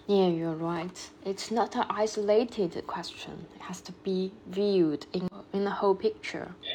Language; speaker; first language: English; non-native, fluent; Chinese